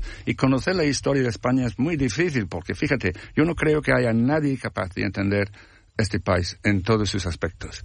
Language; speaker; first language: Spanish; non-native, fluent; English